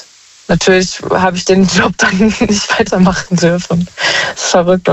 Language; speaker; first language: German; native; German